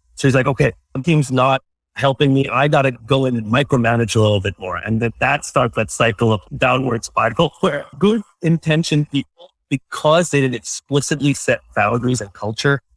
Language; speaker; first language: English; non-native, local second language; Malayalam